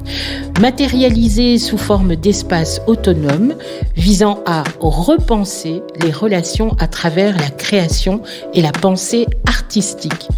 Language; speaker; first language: French; native; French